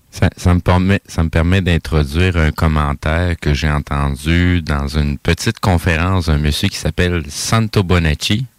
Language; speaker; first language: French; native; French